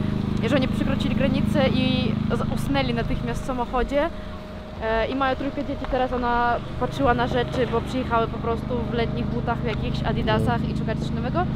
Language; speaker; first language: Polish; non-native, fluent; Ukrainian